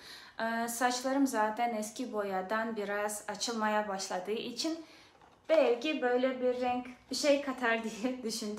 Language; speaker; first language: Turkish; non-native, fluent; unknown